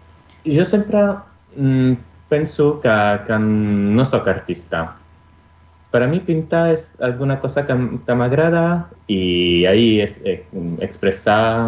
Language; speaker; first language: Catalan; non-native, learner; Italian